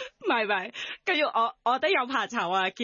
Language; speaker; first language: Cantonese; non-native, learner; Thai